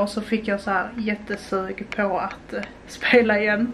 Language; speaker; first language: Swedish; native; Swedish